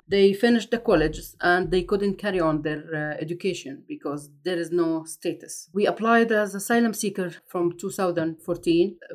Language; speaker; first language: English; non-native, fluent; Arabic